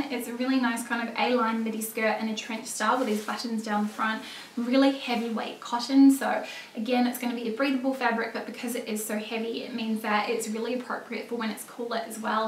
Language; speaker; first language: English; native; English